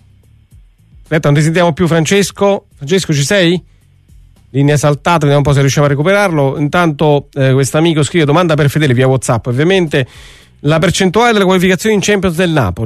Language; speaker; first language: Italian; native; Italian